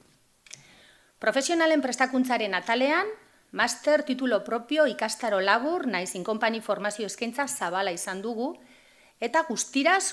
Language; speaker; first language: Basque; native; Basque